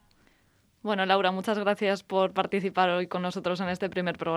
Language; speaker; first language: Spanish; native; Spanish